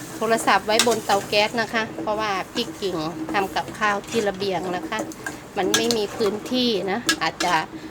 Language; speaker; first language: Thai; native; Thai